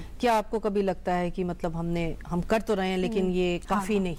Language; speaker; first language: Hindi; native; Hindi